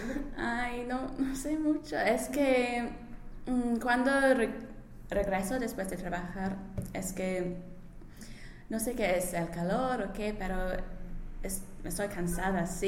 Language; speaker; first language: Spanish; non-native, learner; English